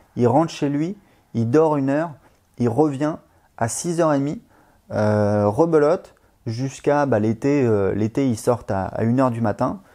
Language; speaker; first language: French; native; French